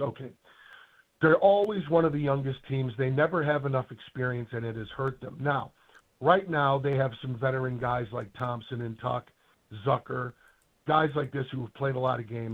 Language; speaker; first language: English; native; English